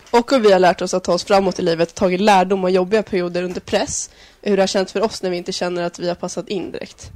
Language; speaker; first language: Swedish; native; Swedish